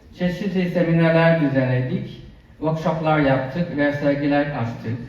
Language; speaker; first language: Turkish; non-native, fluent; Chinese